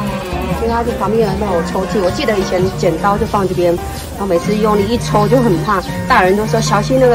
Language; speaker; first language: Chinese; native; Chinese